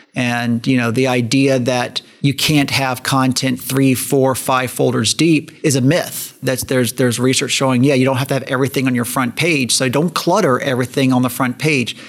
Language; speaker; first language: English; native; English